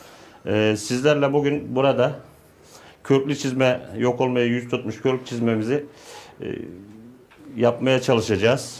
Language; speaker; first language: Turkish; native; Turkish